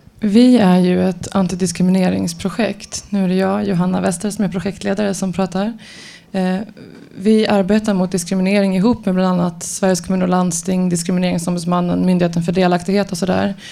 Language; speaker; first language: Swedish; native; Swedish